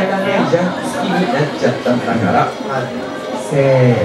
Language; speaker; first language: Japanese; native; Japanese